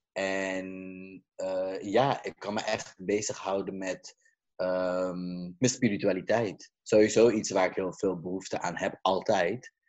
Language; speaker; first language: Dutch; early bilingual, other home language; Caribbean Hindustani